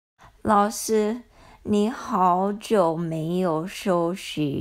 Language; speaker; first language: Chinese; non-native, learner; English